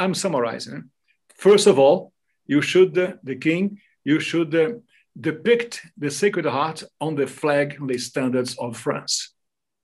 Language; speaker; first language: English; non-native, fluent; Portuguese